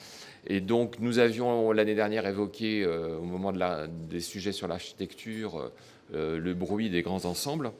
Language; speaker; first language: French; native; French